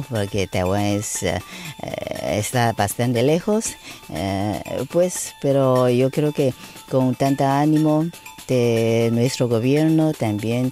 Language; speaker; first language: Spanish; non-native, fluent; Chinese